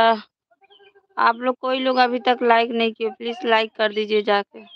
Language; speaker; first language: Hindi; native; Hindi